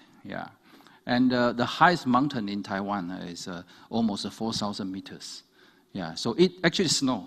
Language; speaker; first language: English; non-native, fluent; Chinese